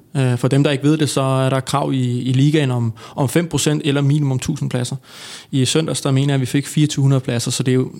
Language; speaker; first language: Danish; native; Danish